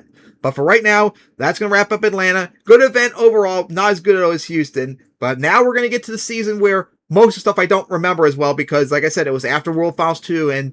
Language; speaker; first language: English; native; English